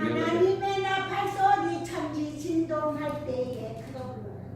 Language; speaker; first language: Korean; native; Korean